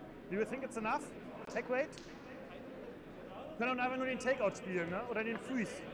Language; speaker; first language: English; non-native, fluent; German